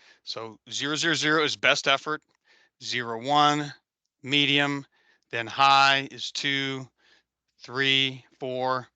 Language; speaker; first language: English; native; English